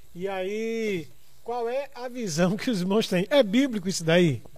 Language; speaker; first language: Portuguese; native; Portuguese